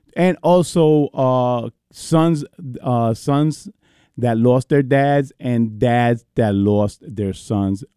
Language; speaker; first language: English; early bilingual, other home language; Spanish